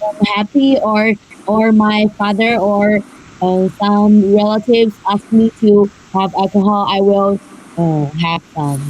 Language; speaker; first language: English; non-native, learner; Chinese